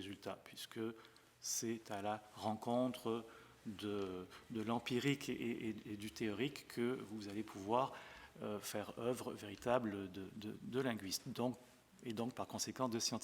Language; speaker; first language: French; native; French